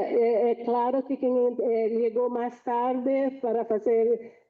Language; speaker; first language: Portuguese; non-native, fluent; Spanish